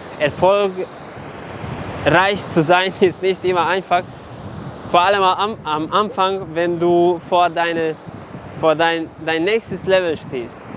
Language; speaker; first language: German; non-native, fluent; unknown